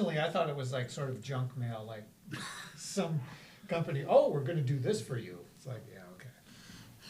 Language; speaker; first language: English; native; English